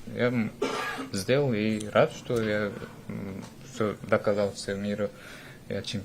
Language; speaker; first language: Russian; non-native, fluent; Uzbek